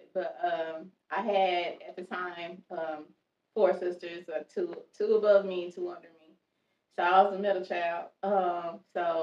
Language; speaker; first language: English; native; English